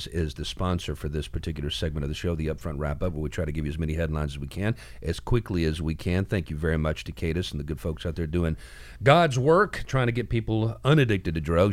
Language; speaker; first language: English; native; English